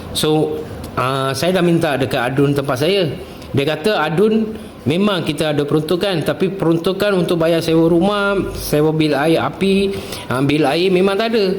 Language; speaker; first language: Malay; non-native, local second language; Tamil